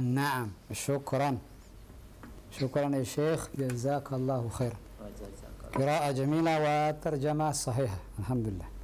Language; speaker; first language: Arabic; non-native, fluent; Indonesian